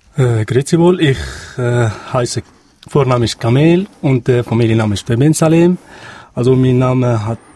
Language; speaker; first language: German; non-native, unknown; Arabic